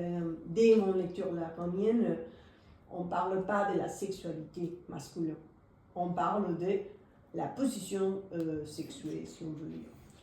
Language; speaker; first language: French; non-native, fluent; Spanish